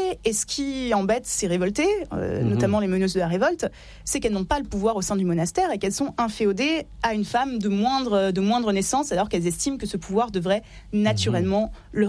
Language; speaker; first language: French; native; French